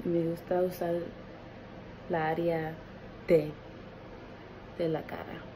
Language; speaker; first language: Spanish; early bilingual, heritage; Spanish